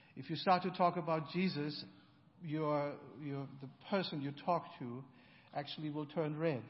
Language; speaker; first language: English; non-native, fluent; German